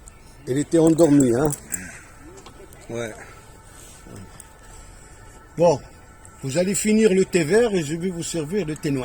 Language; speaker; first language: French; native; French